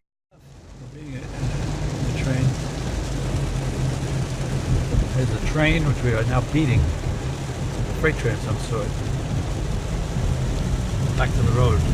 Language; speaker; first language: English; native; English